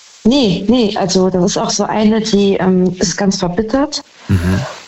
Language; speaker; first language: German; native; German